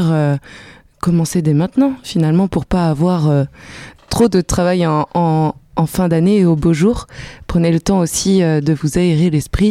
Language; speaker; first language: French; native; French